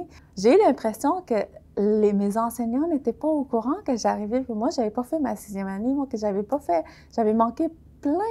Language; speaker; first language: French; early bilingual, other home language; Persian